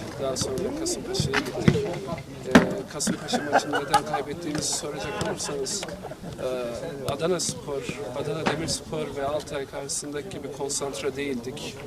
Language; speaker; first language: Turkish; non-native, fluent; Arabic